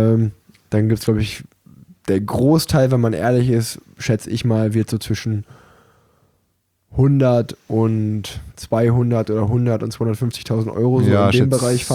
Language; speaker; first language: German; native; German